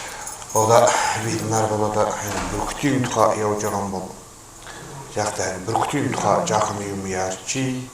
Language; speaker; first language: Mongolian; non-native, local second language; Kazakh